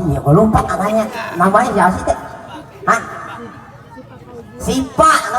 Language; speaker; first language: Indonesian; native; Indonesian